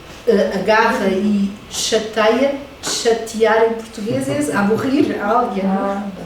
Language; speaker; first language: Spanish; non-native, fluent; Portuguese